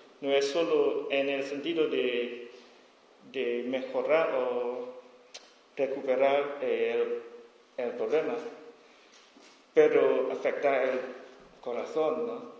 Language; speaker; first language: Spanish; non-native, learner; S'gaw Karen